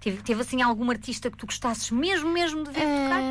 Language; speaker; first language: Portuguese; native; Portuguese